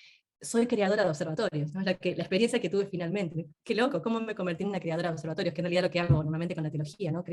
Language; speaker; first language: Spanish; native; Spanish